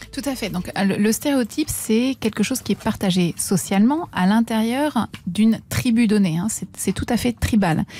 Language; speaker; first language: French; native; French